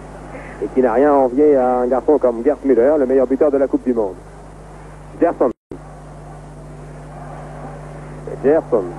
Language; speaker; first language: French; native; French